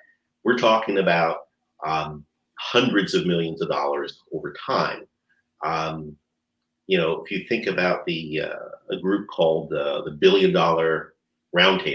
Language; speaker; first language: English; native; English